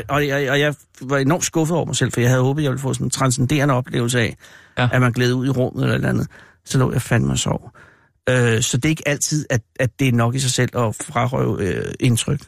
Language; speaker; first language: Danish; native; Danish